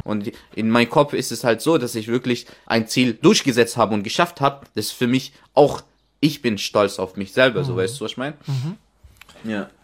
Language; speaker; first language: German; non-native, fluent; Arabic